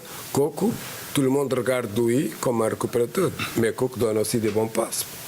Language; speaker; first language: French; non-native, fluent; Portuguese